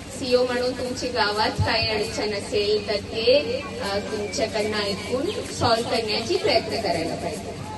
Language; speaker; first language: Marathi; non-native, fluent; Malayalam